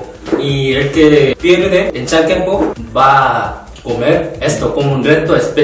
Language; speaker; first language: Spanish; non-native, learner; Korean